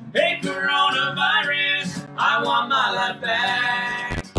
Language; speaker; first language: English; native; English